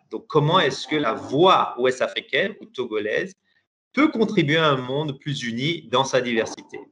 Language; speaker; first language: French; non-native, local second language; Persian